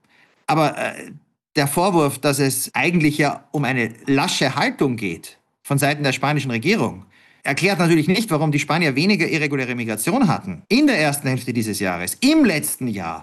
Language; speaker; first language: German; native; German